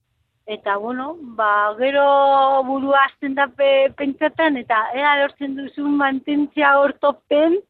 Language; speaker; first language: Basque; non-native, local second language; Spanish